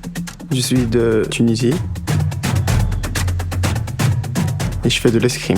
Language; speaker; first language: French; non-native, local second language; Arabic